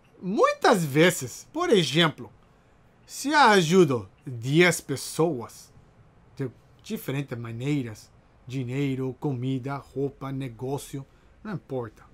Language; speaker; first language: Portuguese; non-native, learner; Spanish